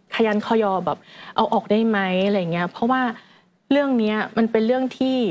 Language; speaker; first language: Thai; native; Thai